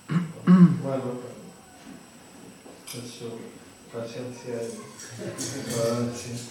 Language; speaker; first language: Spanish; non-native, fluent; English